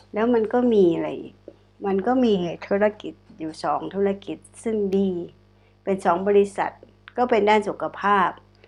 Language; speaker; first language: Thai; non-native, local second language; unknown